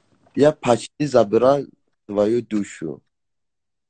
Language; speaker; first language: Russian; non-native, learner; Persian